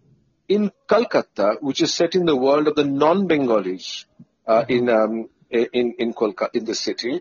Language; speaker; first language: English; non-native, local second language; Bangla